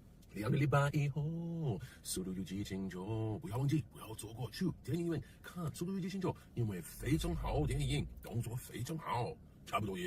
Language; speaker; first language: Chinese; non-native, learner; English